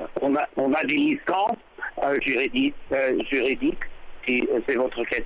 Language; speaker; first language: French; non-native, fluent; English